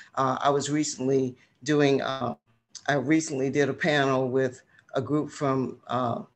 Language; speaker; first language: English; native; English